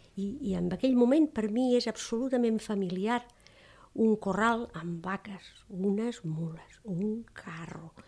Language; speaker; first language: Catalan; native; Catalan